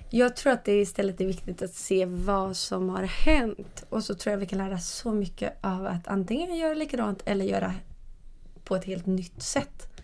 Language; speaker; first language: Swedish; native; Swedish